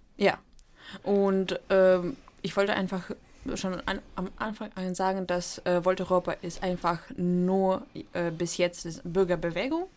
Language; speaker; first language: German; non-native, fluent; Ukrainian